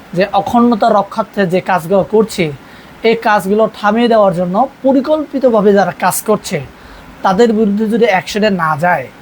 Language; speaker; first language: Bangla; non-native, local second language; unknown